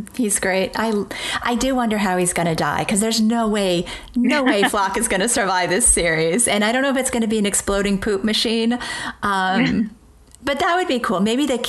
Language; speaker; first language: English; native; English